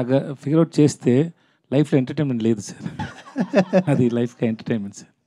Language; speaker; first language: Telugu; non-native, learner; Tamil